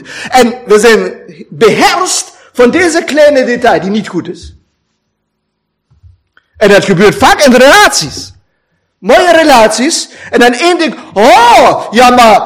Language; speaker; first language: Dutch; non-native, fluent; German